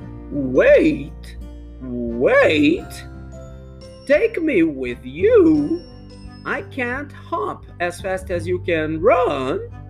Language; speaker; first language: English; non-native, fluent; Portuguese